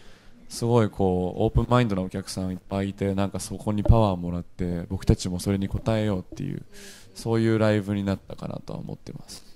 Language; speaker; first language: Japanese; native; Japanese